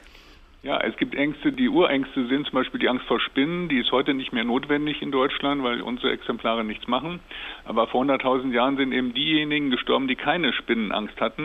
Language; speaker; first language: German; native; German